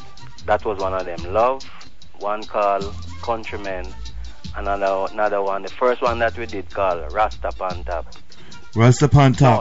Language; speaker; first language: English; non-native, local second language; Jamaican Creole English